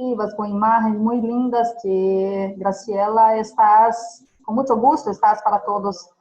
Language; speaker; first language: Spanish; non-native, fluent; Portuguese